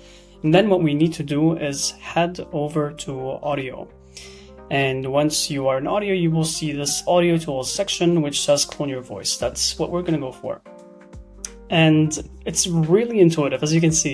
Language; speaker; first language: English; non-native, fluent; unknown